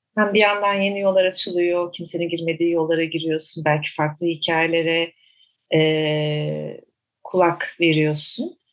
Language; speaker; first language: Turkish; native; Turkish